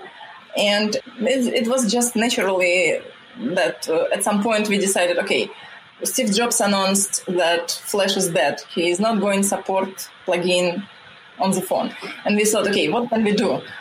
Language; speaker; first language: English; non-native, fluent; Russian